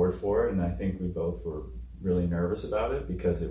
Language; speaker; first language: English; native; English